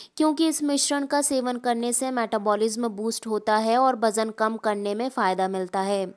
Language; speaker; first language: Hindi; native; Hindi